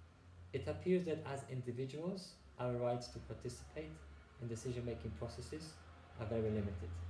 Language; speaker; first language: English; non-native, fluent; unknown